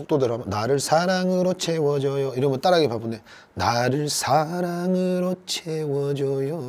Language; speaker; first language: Korean; native; Korean